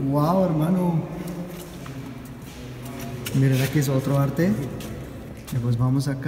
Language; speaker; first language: Spanish; non-native, fluent; Urdu